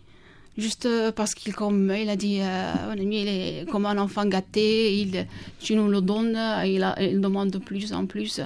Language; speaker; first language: French; non-native, learner; Kurdish